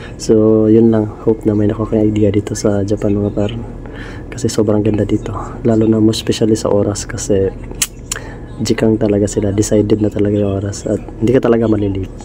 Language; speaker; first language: Filipino; native; Filipino